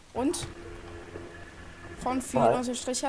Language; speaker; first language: German; early bilingual, other home language; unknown